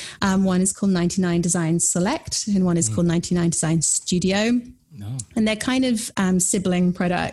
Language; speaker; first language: English; native; English